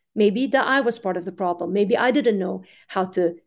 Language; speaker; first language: English; early bilingual, other home language; Arabic